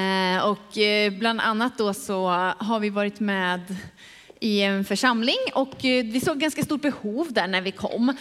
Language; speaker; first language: Swedish; native; Swedish